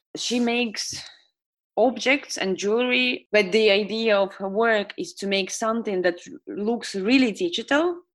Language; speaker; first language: English; non-native, fluent; Estonian